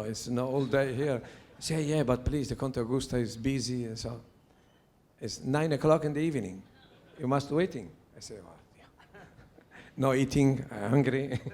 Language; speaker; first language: English; non-native, learner; Italian